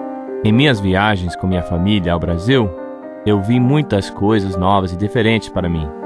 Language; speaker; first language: Portuguese; non-native, fluent; English